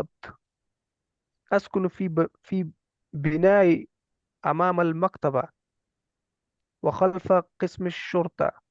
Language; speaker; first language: Arabic; non-native, learner; Urdu